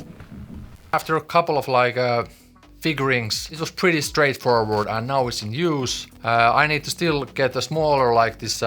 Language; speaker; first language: English; non-native, fluent; Finnish